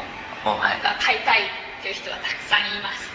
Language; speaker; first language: Japanese; native; Japanese